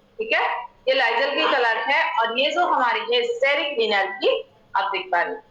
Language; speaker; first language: Hindi; non-native, local second language; Assamese